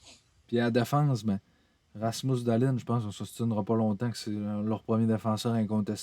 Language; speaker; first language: French; native; French